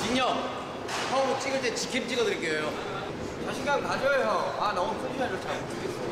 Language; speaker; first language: Korean; native; Korean